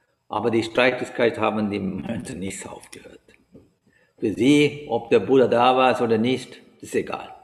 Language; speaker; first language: German; non-native, learner; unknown